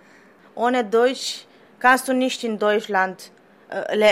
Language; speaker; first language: German; non-native, learner; Romanian